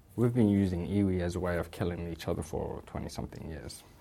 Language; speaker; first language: English; native; English